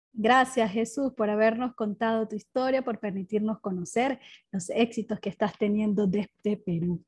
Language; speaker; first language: Spanish; native; Spanish